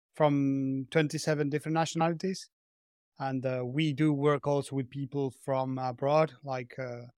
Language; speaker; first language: English; non-native, fluent; Spanish